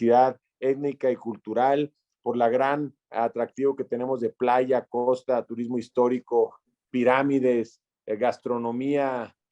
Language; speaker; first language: Spanish; native; Spanish